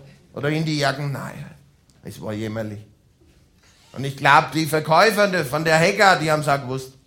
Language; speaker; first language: German; native; German